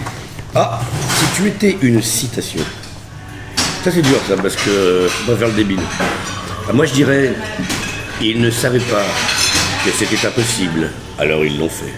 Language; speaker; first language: French; native; French